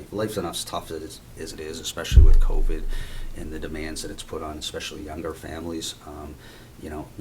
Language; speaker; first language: English; native; English